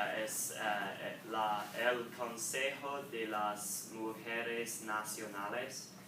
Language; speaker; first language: Spanish; non-native, learner; English